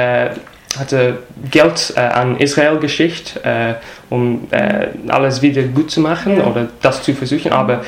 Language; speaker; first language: German; non-native, fluent; English